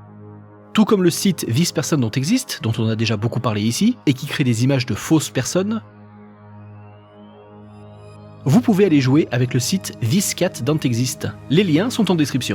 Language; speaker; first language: French; native; French